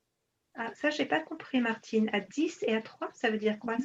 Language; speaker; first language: French; native; French